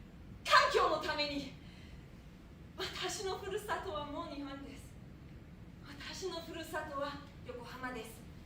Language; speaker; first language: Japanese; non-native, fluent; German